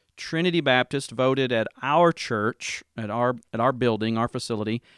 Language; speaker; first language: English; native; English